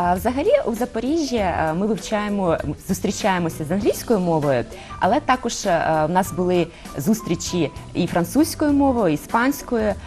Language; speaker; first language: Ukrainian; non-native, local second language; Russian